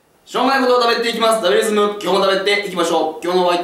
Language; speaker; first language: Japanese; native; Japanese